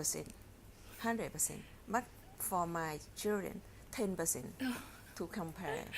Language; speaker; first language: English; non-native, learner; Thai